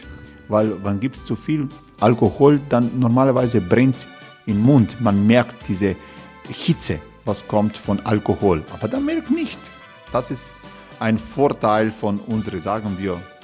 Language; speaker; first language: German; non-native, fluent; Croatian